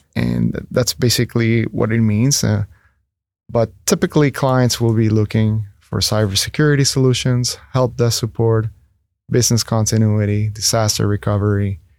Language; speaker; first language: English; non-native, fluent; Spanish